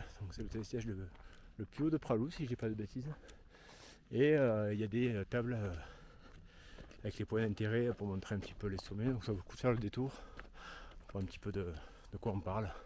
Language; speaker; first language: French; native; French